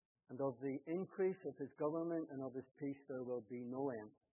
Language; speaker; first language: English; native; English